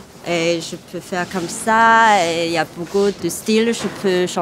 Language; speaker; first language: French; non-native, learner; Chinese